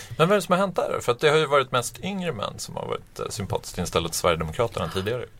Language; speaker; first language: Swedish; native; Swedish